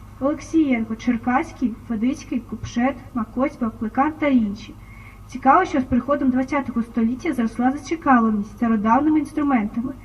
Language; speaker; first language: Ukrainian; native; Ukrainian